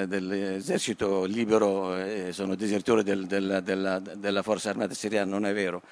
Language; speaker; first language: Italian; non-native, fluent; Arabic